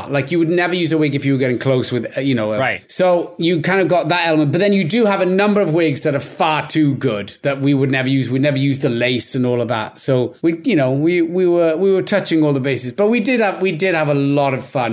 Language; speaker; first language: English; non-native, local second language; Welsh